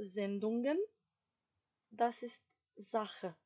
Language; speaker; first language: German; non-native, fluent; Macedonian